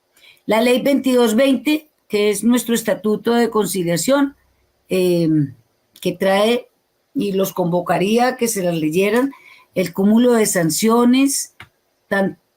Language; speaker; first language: Spanish; native; Spanish